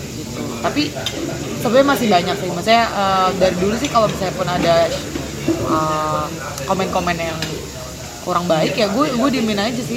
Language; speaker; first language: Indonesian; native; Indonesian